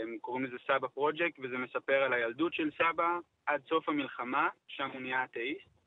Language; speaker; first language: Hebrew; native; Hebrew